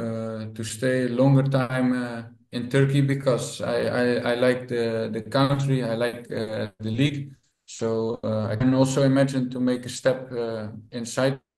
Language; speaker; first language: English; non-native, fluent; Dutch